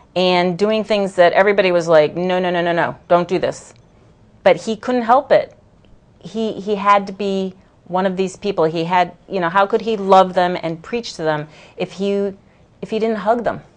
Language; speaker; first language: English; native; English